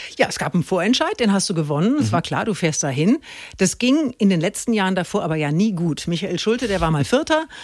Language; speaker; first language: German; native; German